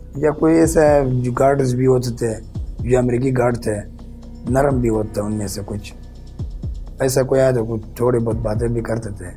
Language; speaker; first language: Urdu; non-native, local second language; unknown